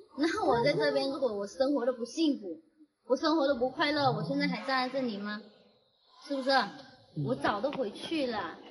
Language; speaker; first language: Chinese; non-native, fluent; Vietnamese